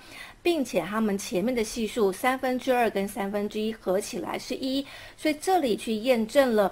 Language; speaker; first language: Chinese; native; Chinese